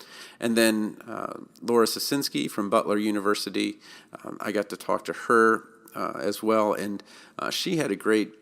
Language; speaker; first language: English; native; English